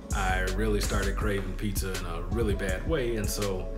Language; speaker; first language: English; native; English